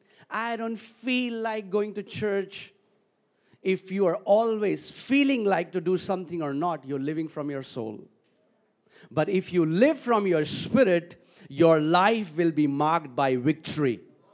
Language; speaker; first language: English; non-native, local second language; Hindi